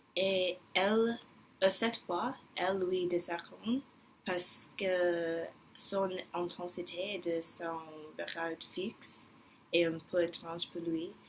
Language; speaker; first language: French; non-native, learner; English